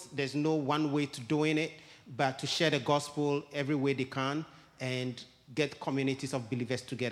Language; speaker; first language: English; non-native, local second language; Ewe